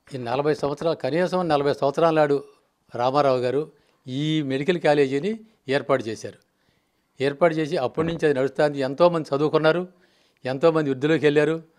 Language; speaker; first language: Telugu; native; Telugu